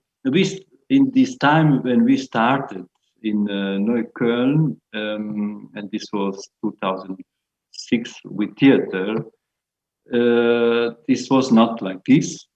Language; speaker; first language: English; non-native, fluent; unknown